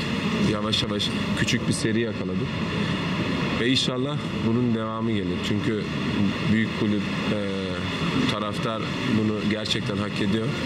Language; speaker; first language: Turkish; early bilingual, heritage; Turkish